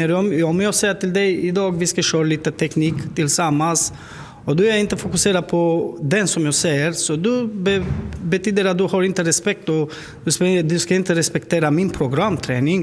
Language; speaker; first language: Swedish; non-native, learner; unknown